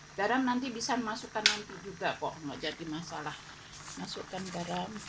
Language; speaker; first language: Indonesian; native; Indonesian